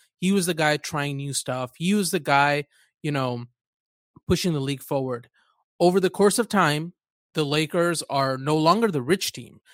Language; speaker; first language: English; early bilingual, other home language; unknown